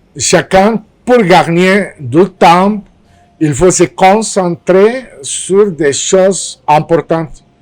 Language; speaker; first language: French; non-native, fluent; Spanish